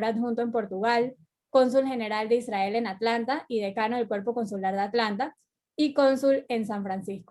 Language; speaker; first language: Spanish; native; Spanish